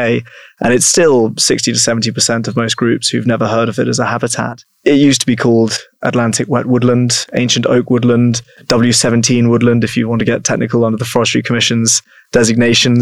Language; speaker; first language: English; native; English